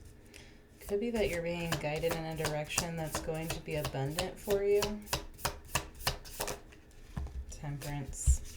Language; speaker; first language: English; native; English